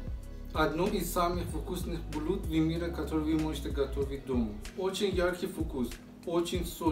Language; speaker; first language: Russian; non-native, fluent; Persian